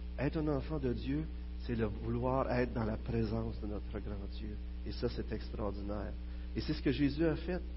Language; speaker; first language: French; native; French